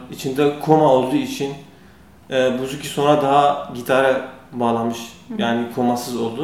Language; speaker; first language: Turkish; non-native, learner; Kurdish